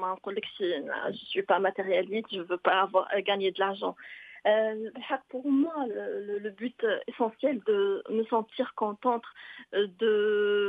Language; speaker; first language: French; non-native, local second language; Arabic